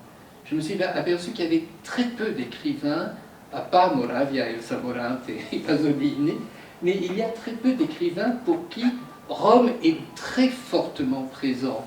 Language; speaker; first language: French; native; French